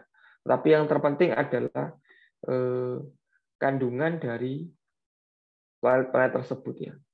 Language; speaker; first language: Indonesian; native; Indonesian